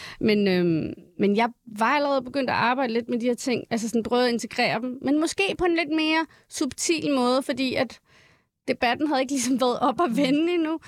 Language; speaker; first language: Danish; early bilingual, other home language; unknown